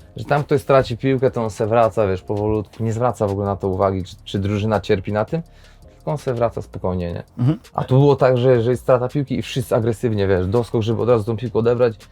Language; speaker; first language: Polish; native; Polish